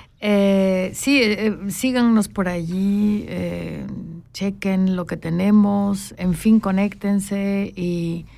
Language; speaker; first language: Spanish; native; Spanish